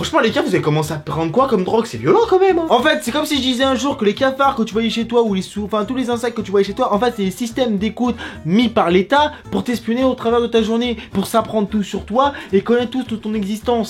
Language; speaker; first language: French; native; French